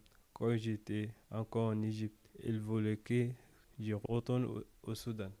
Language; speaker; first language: French; non-native, learner; Arabic